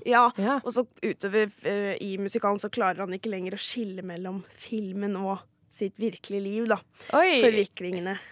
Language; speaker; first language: Norwegian; native; Norwegian